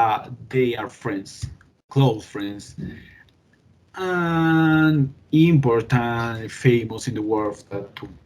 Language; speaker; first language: English; non-native, learner; Spanish